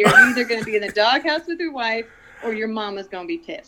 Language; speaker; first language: English; non-native, local second language; Filipino